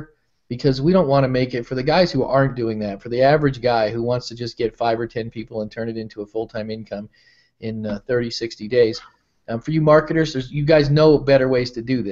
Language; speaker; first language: English; native; English